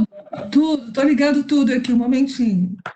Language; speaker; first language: Portuguese; native; Portuguese